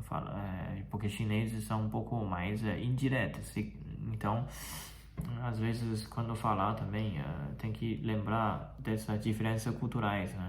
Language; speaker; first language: Portuguese; non-native, fluent; Chinese